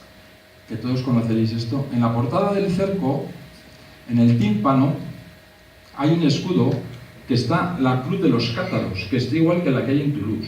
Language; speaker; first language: Spanish; native; Spanish